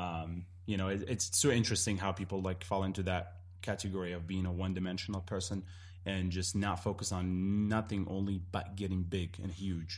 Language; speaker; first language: English; non-native, fluent; Arabic